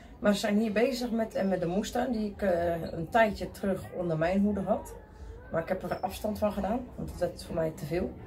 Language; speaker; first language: Dutch; native; Dutch